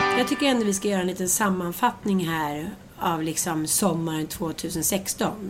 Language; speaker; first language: Swedish; native; Swedish